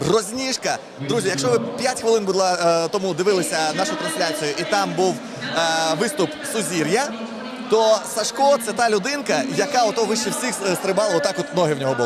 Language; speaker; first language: Ukrainian; native; Ukrainian